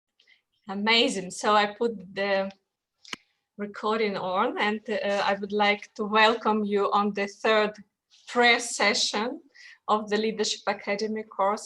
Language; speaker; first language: English; non-native, fluent; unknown